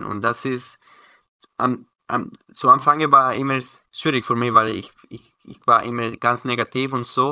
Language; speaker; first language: German; non-native, learner; Spanish